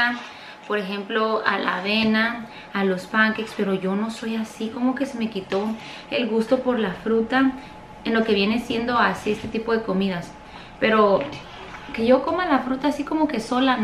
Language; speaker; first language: Spanish; native; Spanish